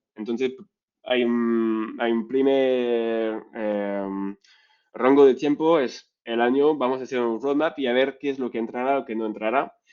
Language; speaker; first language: Spanish; non-native, fluent; French